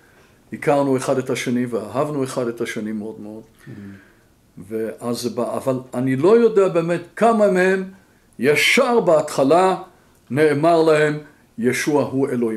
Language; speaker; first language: Hebrew; non-native, fluent; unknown